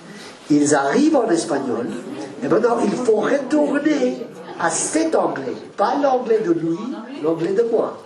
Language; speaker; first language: French; non-native, learner; Spanish